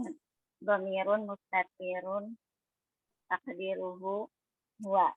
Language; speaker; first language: Arabic; non-native, learner; Indonesian